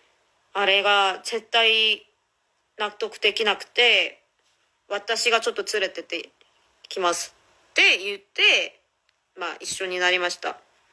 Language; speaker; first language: Japanese; non-native, fluent; Korean